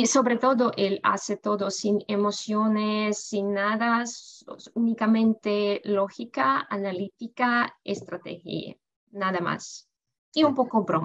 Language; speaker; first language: Spanish; non-native, fluent; Russian